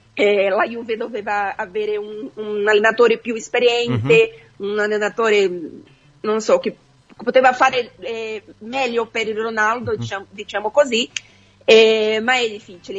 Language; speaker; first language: Italian; non-native, fluent; Portuguese